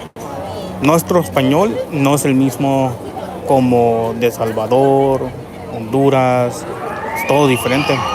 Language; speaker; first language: Spanish; early bilingual, heritage; Spanish